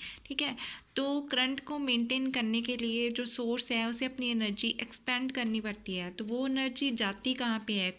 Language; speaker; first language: Hindi; native; Hindi